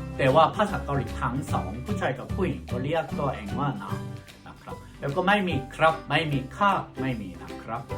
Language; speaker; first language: Thai; non-native, fluent; Korean